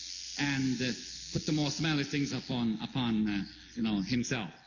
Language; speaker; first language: English; non-native, fluent; Korean